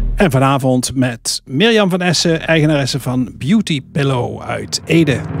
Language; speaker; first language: Dutch; native; Dutch